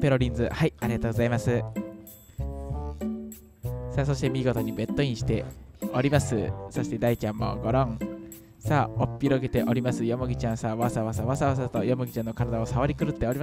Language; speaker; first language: Japanese; native; Japanese